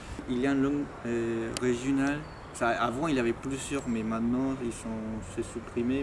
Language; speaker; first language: French; non-native, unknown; Spanish